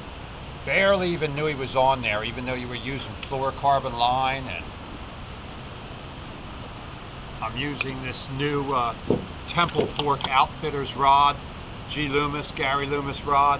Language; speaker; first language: English; native; English